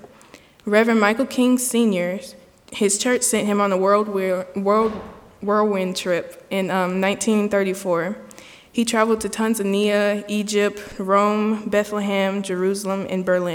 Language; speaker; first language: English; native; English